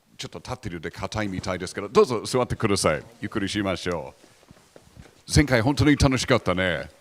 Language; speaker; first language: Japanese; non-native, fluent; English